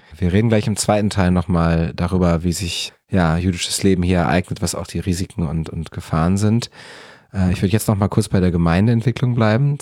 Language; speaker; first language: German; native; German